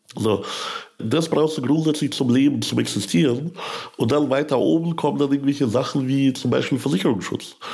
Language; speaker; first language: German; early bilingual, other home language; Russian